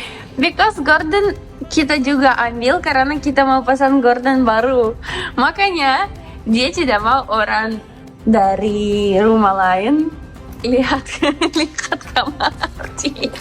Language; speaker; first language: Indonesian; non-native, learner; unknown